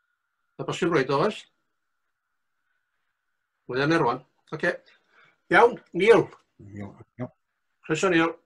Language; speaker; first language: Welsh; native; Welsh